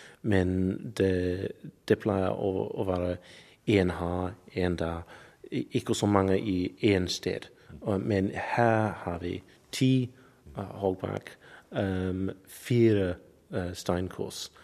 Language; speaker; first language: Norwegian; non-native, learner; English